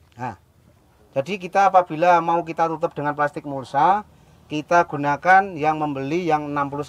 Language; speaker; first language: Indonesian; non-native, local second language; Javanese